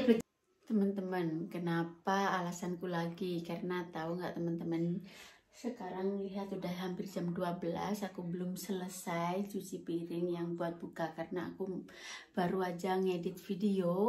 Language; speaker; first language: Indonesian; non-native, local second language; Javanese